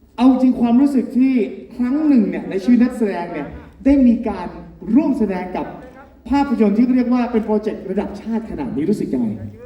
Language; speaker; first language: Thai; native; Thai